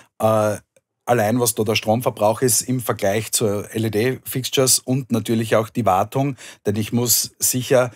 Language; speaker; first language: German; native; German